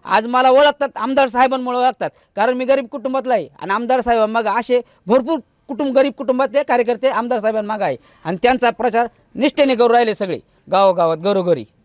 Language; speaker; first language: Marathi; native; Marathi